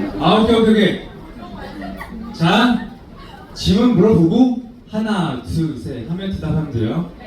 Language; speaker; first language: Korean; non-native, fluent; Chinese